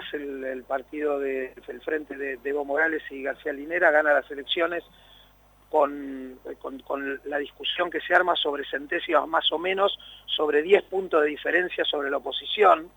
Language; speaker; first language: Spanish; native; Spanish